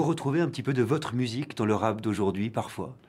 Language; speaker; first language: French; native; French